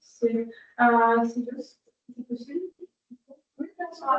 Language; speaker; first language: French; non-native, fluent; Portuguese